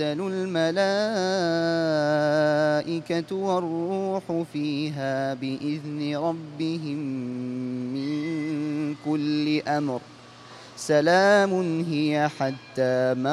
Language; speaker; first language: Arabic; non-native, fluent; Russian